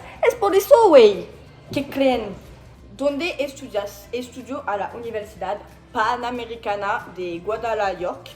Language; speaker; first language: Spanish; non-native, learner; French